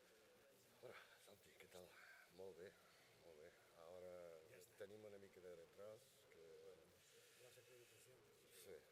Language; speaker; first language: Catalan; non-native, fluent; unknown